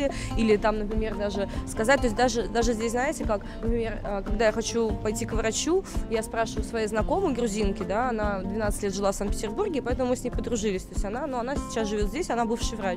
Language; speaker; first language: Russian; native; Russian